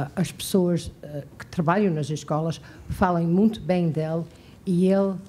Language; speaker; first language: Portuguese; early bilingual, heritage; Portuguese